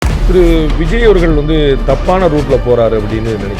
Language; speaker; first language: Tamil; native; Tamil